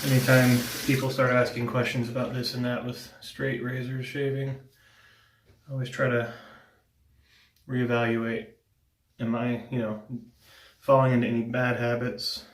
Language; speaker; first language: English; native; English